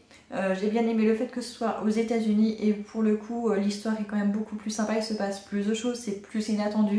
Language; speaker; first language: French; native; French